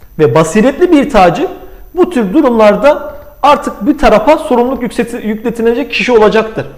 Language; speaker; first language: Turkish; native; Turkish